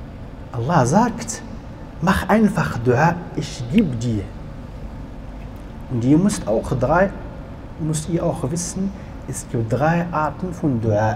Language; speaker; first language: German; non-native, learner; Arabic